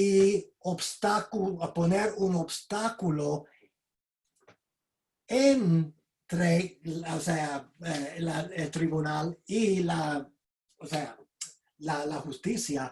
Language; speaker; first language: Spanish; non-native, fluent; English